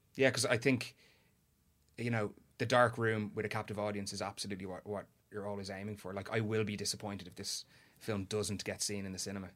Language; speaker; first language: English; native; English